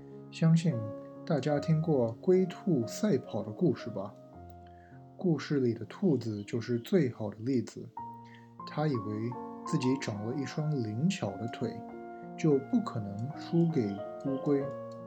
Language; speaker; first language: Chinese; native; Chinese